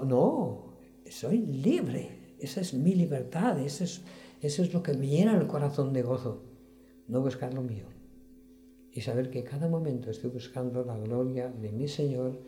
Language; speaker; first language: Spanish; native; Spanish